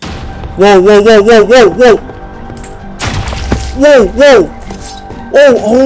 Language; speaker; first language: Chinese; native; Chinese